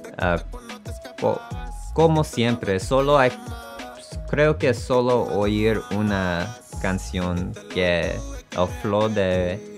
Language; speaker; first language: Spanish; non-native, learner; English